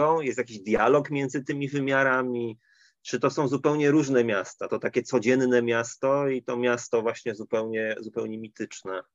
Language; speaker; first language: Polish; native; Polish